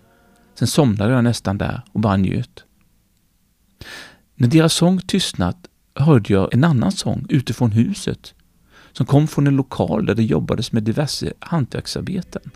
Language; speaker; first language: Swedish; native; Swedish